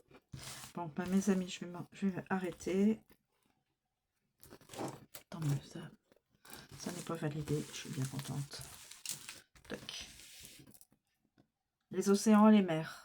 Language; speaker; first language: French; native; French